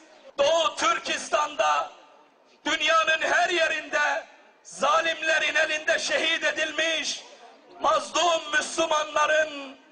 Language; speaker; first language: Turkish; native; Turkish